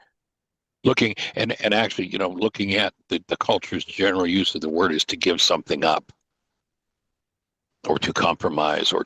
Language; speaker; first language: English; native; English